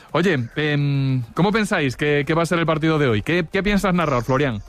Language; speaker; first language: Spanish; native; Spanish